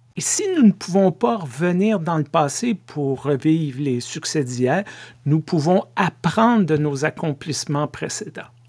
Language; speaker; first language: French; native; French